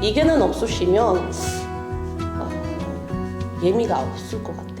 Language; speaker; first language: Korean; non-native, learner; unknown